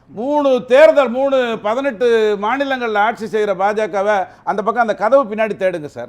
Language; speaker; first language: Tamil; native; Tamil